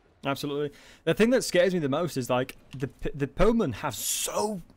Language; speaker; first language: English; native; English